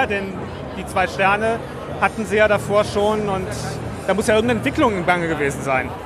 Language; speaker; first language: German; native; German